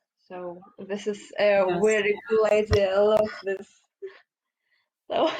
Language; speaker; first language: English; non-native, learner; Russian